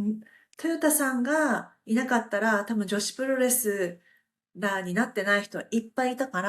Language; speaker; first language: Japanese; native; Japanese